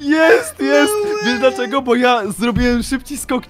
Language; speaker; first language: Polish; native; Polish